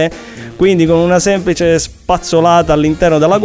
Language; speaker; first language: Italian; native; Italian